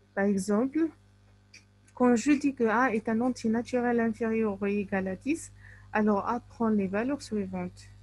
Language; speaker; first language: French; non-native, local second language; Arabic